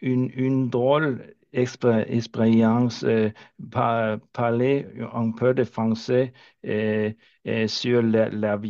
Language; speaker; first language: French; non-native, learner; Danish